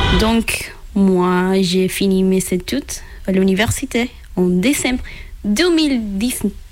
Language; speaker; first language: French; non-native, learner; Spanish